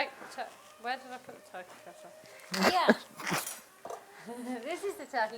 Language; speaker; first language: English; native; English